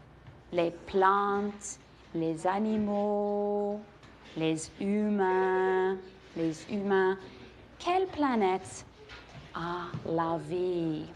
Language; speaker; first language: French; non-native, fluent; English